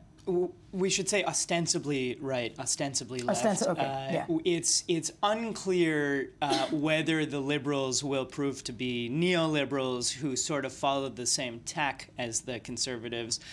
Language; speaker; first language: English; native; English